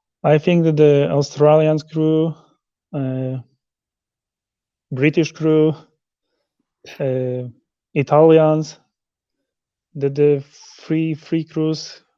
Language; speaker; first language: English; non-native, learner; Polish